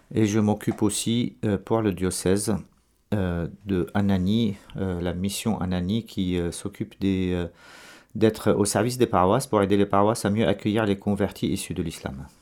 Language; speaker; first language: French; non-native, local second language; Arabic